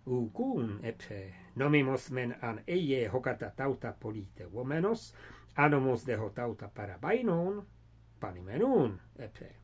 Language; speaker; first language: Greek; non-native, fluent; English